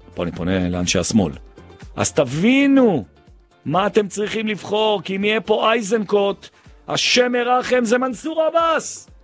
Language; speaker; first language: Hebrew; native; Hebrew